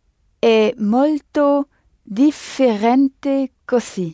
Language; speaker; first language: Italian; non-native, learner; French